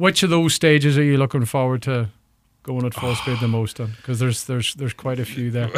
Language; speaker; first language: English; native; English